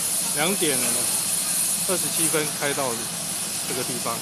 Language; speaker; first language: Chinese; native; Chinese